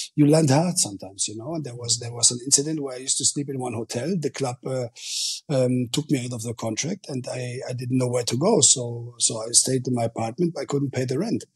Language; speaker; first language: English; non-native, fluent; German